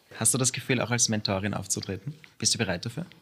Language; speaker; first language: German; native; German